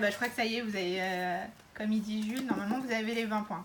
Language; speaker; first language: French; native; French